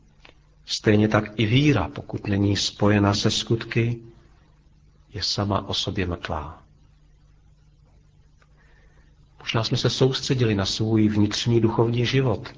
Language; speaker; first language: Czech; native; Czech